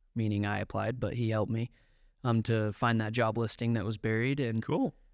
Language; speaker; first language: English; native; English